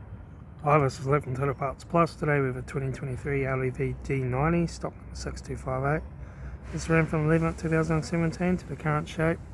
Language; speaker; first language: English; native; English